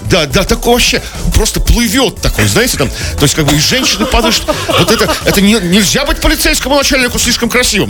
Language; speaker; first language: Russian; native; Russian